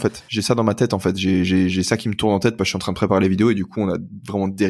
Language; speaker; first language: French; native; French